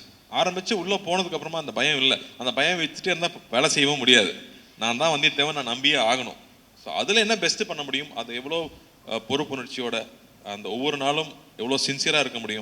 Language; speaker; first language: Tamil; native; Tamil